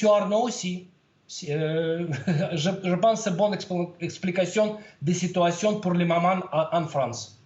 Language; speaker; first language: French; non-native, learner; Russian